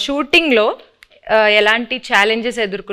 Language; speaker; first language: Telugu; native; Telugu